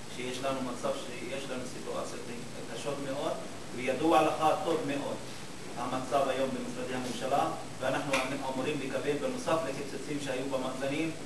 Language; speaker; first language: Hebrew; non-native, local second language; Arabic